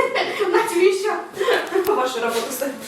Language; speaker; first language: Russian; native; Russian